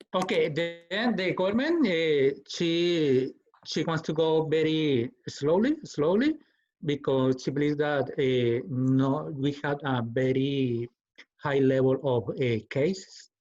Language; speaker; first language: English; non-native, learner; Spanish